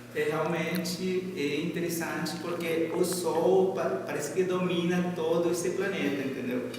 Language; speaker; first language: Portuguese; non-native, fluent; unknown